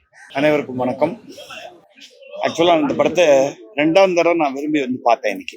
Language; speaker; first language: Tamil; native; Tamil